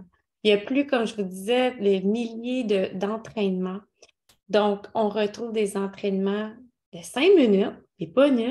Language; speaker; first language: French; native; French